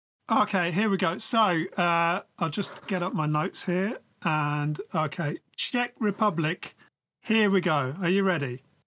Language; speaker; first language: English; native; English